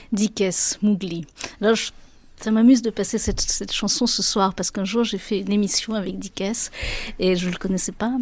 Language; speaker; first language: French; native; French